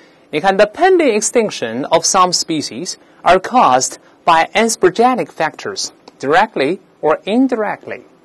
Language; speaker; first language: English; non-native, fluent; Chinese